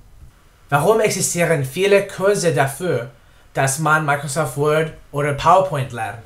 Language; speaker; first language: German; non-native, learner; English